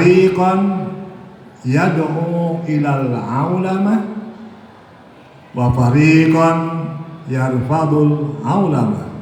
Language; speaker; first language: Arabic; non-native, fluent; Indonesian